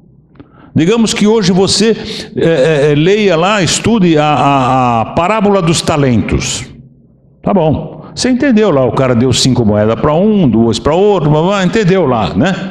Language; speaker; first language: Portuguese; native; Portuguese